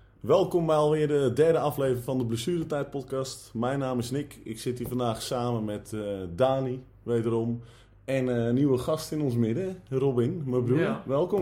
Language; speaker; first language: Dutch; native; Dutch